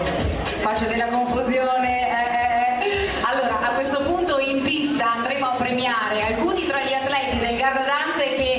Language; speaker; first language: Italian; native; Italian